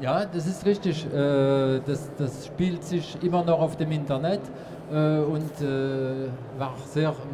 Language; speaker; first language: German; non-native, fluent; French